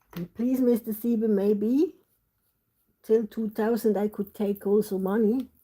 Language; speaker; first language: English; non-native, learner; German